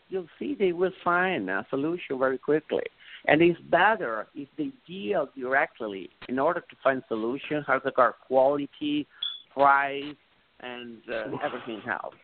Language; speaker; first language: English; non-native, fluent; Italian